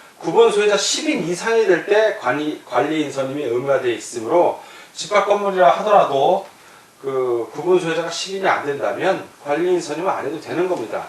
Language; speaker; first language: Korean; native; Korean